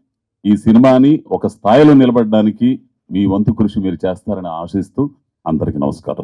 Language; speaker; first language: Telugu; native; Telugu